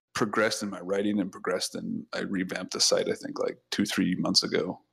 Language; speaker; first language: English; native; English